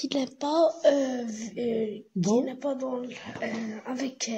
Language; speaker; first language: French; non-native, learner; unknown